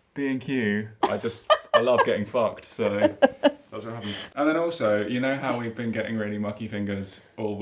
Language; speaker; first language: English; native; English